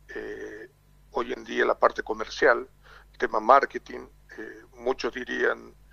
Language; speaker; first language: Spanish; native; Spanish